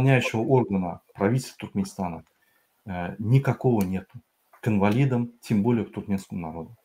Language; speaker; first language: Russian; native; Russian